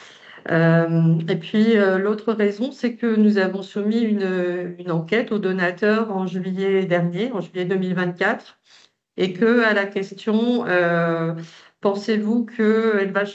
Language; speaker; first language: French; native; French